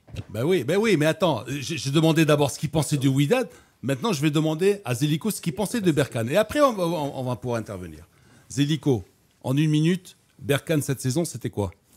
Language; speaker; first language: French; non-native, local second language; Arabic